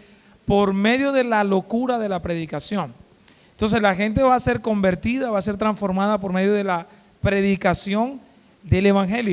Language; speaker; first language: Spanish; native; Spanish